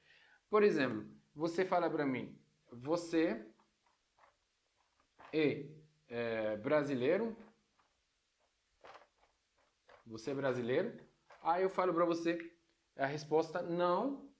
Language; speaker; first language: Portuguese; non-native, fluent; Arabic